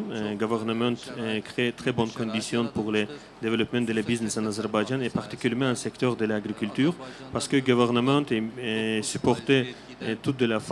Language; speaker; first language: French; non-native, learner; Azerbaijani